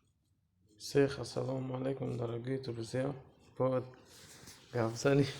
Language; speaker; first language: Russian; non-native, learner; Tajik